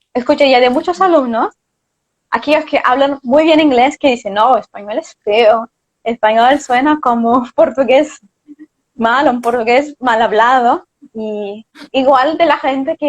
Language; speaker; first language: Spanish; non-native, fluent; Portuguese